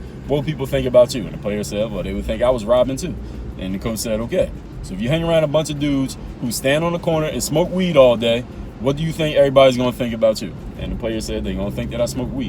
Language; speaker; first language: English; native; English